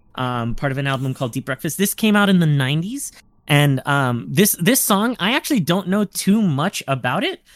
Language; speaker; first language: English; early bilingual, other home language; Spanish